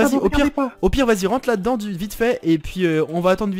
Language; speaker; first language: French; native; French